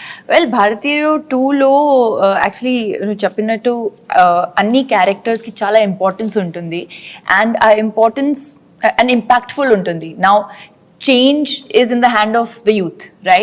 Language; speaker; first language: Telugu; non-native, fluent; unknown